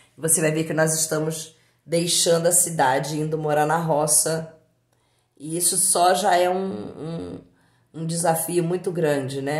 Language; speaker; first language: Portuguese; native; Portuguese